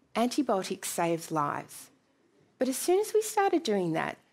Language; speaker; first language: English; native; English